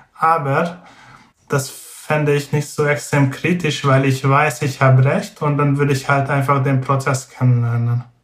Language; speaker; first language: German; non-native, fluent; Hungarian